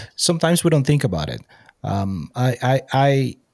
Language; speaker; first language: English; non-native, fluent; Spanish